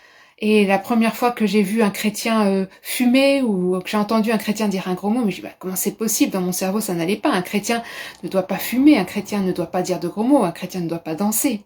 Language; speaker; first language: French; native; French